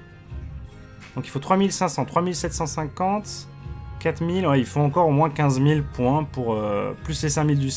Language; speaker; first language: French; native; French